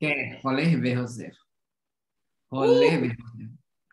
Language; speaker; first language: Hebrew; non-native, learner; Indonesian